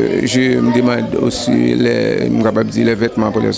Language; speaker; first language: French; non-native, learner; Haitian Creole